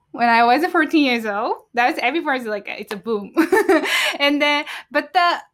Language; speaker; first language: English; non-native, learner; Japanese